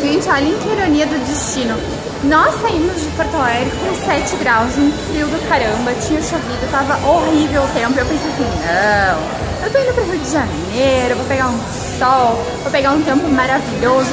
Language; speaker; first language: Portuguese; native; Portuguese